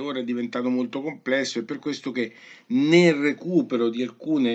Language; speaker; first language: Italian; native; Italian